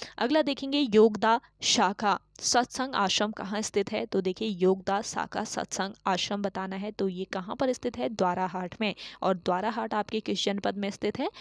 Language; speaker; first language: Hindi; native; Hindi